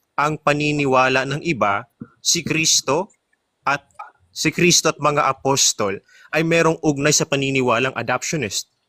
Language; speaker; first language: Filipino; native; Filipino